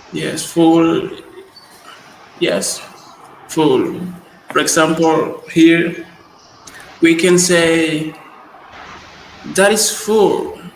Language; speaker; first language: English; non-native, learner; Spanish